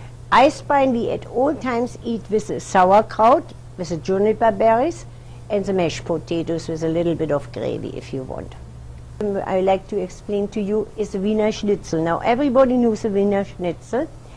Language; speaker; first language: English; non-native, fluent; German